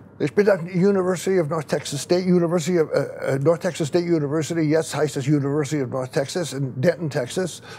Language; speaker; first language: German; non-native, fluent; English